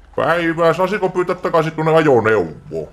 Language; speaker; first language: Finnish; native; Finnish